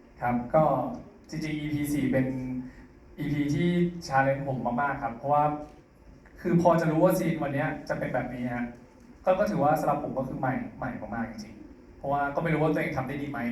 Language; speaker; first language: Thai; native; Thai